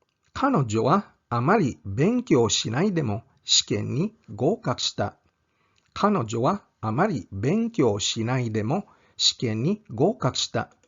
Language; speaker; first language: Japanese; non-native, fluent; English